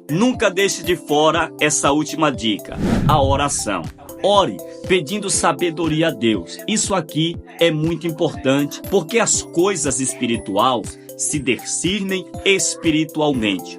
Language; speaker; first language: Portuguese; native; Portuguese